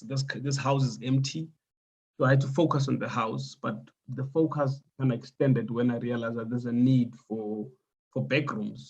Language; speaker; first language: English; non-native, local second language; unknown